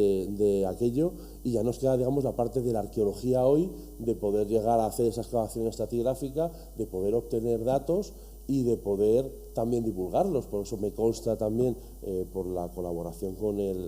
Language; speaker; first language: Spanish; native; Spanish